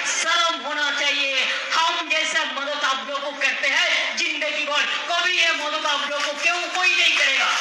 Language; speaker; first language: Hindi; non-native, local second language; Bangla